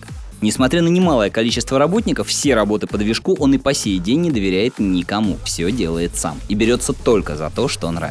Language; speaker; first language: Russian; native; Russian